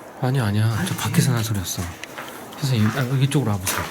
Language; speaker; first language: Korean; native; Korean